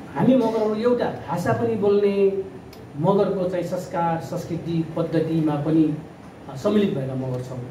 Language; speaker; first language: Nepali; native; Nepali